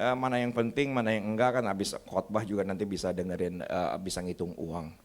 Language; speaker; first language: Indonesian; native; Indonesian